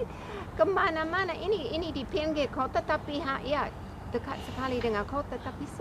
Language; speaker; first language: Indonesian; non-native, fluent; English